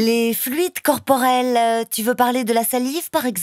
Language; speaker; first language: French; native; French